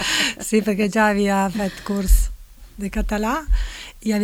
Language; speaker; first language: Catalan; non-native, fluent; Italian